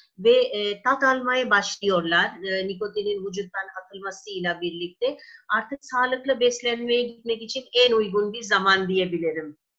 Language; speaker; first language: Turkish; non-native, fluent; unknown